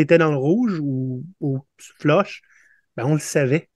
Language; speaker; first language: French; native; French